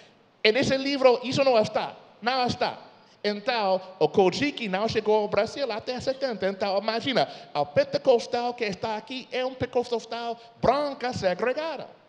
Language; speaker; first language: Portuguese; non-native, fluent; English